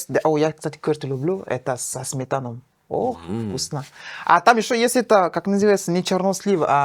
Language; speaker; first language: Russian; non-native, fluent; French